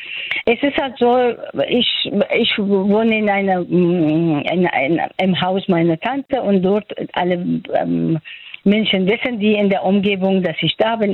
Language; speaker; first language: German; non-native, fluent; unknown